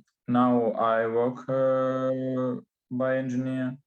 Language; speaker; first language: English; non-native, learner; Russian